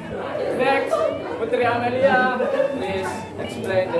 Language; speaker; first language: English; non-native, learner; Indonesian